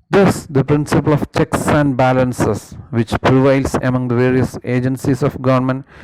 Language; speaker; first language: English; non-native, local second language; Malayalam